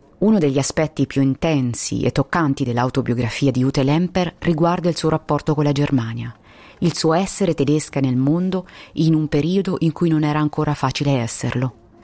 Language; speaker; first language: Italian; native; Italian